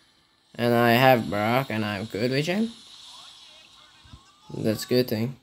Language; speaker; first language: English; non-native, learner; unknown